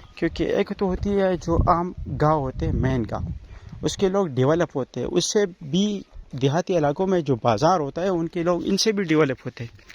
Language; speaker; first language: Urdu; non-native, local second language; Pashto